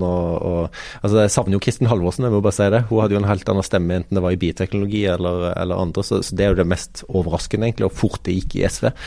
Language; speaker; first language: Norwegian; native; Norwegian